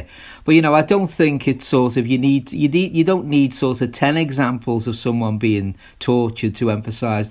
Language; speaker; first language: English; native; English